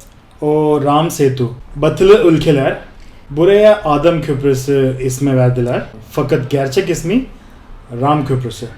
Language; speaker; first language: Turkish; non-native, fluent; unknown